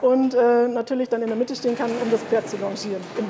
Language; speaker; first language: German; native; German